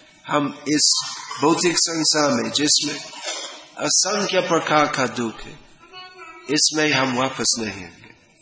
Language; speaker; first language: Hindi; non-native, fluent; English